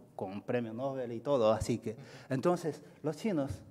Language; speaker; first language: Spanish; non-native, fluent; Chinese